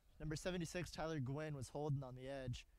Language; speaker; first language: English; native; English